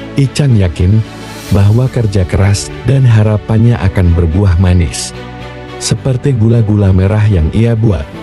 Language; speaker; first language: Indonesian; native; Indonesian